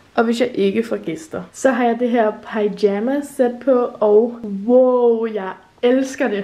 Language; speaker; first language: Danish; native; Danish